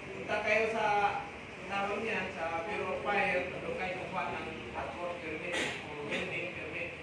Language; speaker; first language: Filipino; non-native, local second language; Cebuano